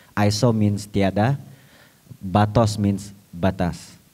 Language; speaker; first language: Malay; native; Malay